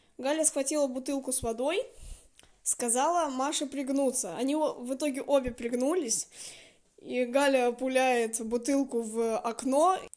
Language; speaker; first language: Russian; native; Russian